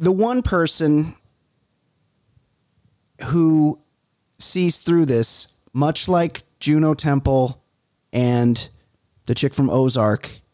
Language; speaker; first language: English; native; English